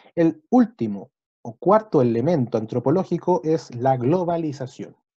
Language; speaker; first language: Spanish; native; Spanish